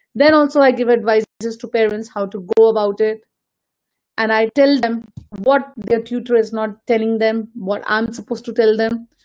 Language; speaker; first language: English; non-native, local second language; Hindi